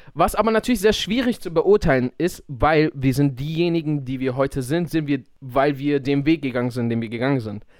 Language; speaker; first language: German; native; German